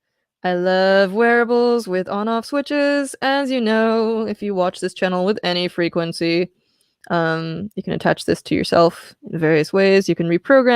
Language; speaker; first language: English; native; English